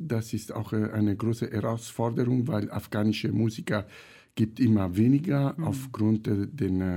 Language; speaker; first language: German; non-native, fluent; Italian